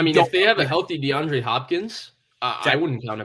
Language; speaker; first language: English; native; English